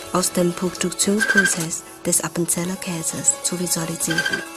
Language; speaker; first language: German; non-native, fluent; Chinese